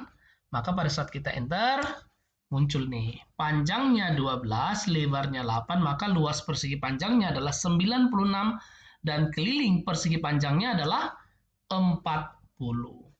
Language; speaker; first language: Indonesian; native; Indonesian